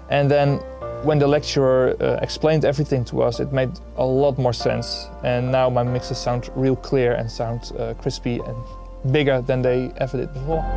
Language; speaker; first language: English; non-native, fluent; Dutch